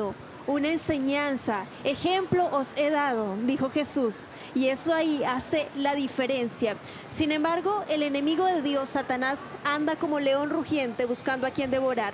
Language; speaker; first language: Spanish; native; Spanish